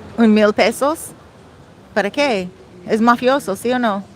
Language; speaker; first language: Spanish; non-native, learner; English